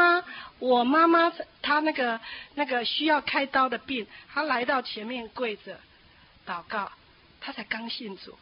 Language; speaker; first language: Chinese; native; Chinese